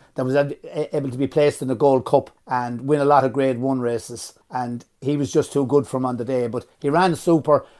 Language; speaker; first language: English; native; English